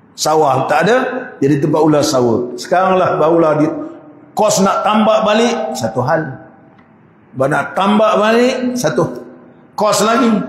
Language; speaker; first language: Malay; native; Malay